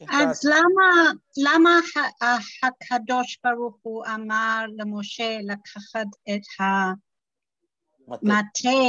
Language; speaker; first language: Hebrew; non-native, learner; English